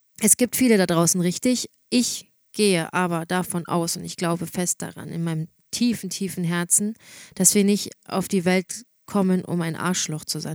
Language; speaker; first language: German; native; German